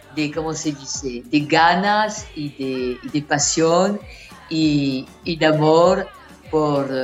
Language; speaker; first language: Spanish; non-native, learner; French